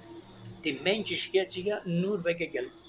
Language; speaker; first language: German; non-native, learner; Greek